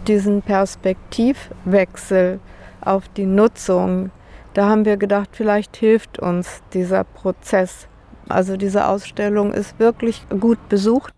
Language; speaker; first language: German; native; German